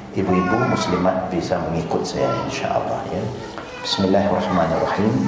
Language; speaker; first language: Malay; non-native, local second language; Chinese